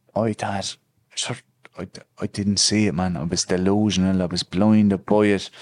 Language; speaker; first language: English; native; English